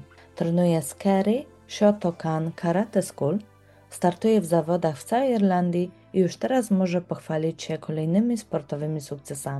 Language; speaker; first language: Polish; native; Polish